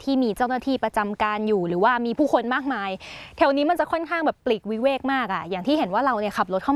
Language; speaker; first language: Thai; native; Thai